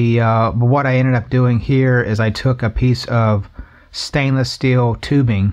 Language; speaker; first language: English; native; English